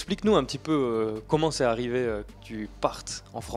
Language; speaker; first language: French; native; French